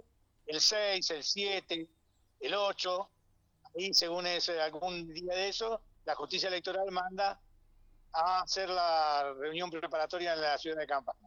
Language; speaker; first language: Spanish; native; Spanish